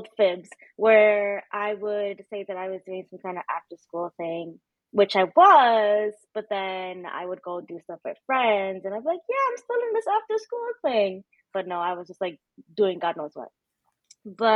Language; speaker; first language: English; native; English